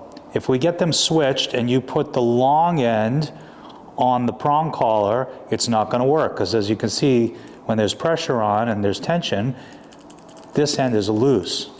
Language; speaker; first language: English; native; English